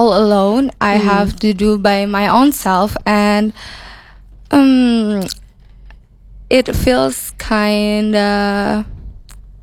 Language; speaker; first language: Indonesian; native; Indonesian